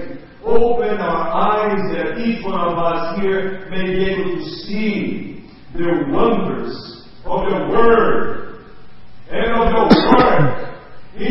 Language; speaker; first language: English; non-native, fluent; Portuguese